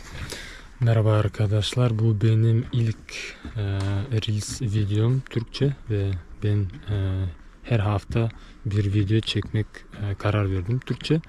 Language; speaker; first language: Turkish; non-native, learner; Bashkir